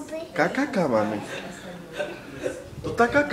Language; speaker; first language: Spanish; native; Spanish